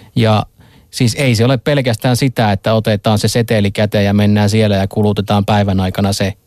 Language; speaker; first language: Finnish; native; Finnish